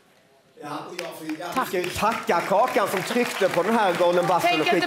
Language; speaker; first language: Swedish; native; Swedish